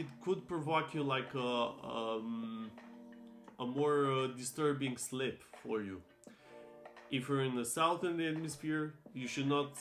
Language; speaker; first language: English; non-native, fluent; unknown